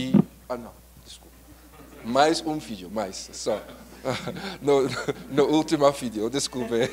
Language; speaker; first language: Portuguese; non-native, learner; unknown